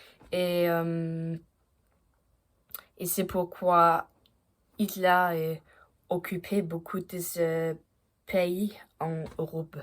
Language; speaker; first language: French; non-native, learner; Danish